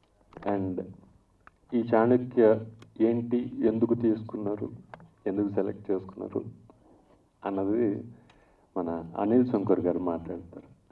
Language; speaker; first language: Telugu; native; Telugu